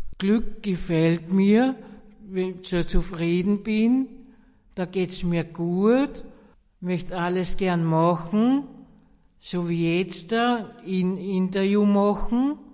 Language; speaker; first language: German; native; German